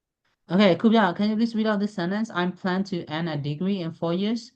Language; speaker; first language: English; non-native, fluent; Burmese